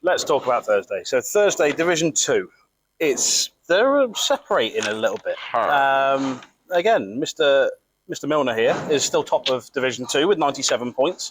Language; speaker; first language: English; native; English